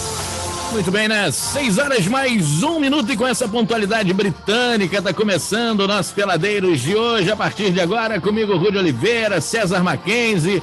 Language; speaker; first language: Portuguese; native; Portuguese